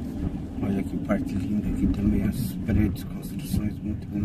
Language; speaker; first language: Portuguese; native; Portuguese